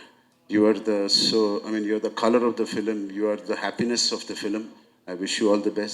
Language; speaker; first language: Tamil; non-native, local second language; Telugu